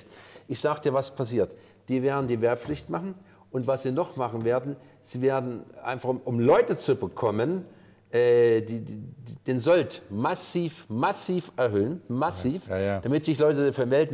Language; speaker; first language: German; native; German